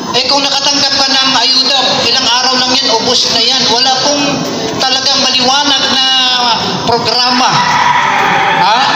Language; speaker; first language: Filipino; non-native, local second language; Cebuano